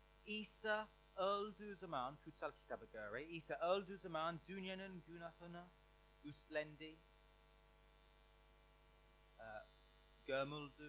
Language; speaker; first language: Turkish; non-native, learner; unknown